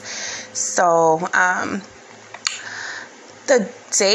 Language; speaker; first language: English; native; English